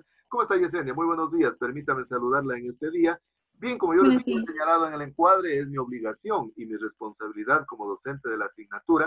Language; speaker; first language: Spanish; native; Spanish